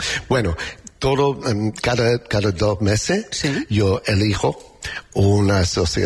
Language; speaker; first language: Spanish; non-native, learner; English